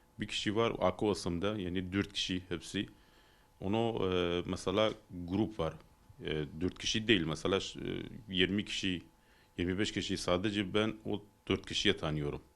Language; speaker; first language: Turkish; non-native, learner; Persian